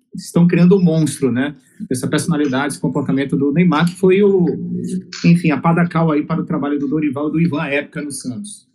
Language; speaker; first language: Portuguese; native; Portuguese